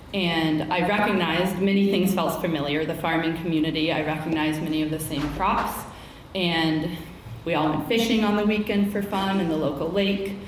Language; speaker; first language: English; native; English